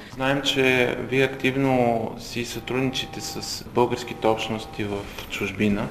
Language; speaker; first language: Bulgarian; native; Bulgarian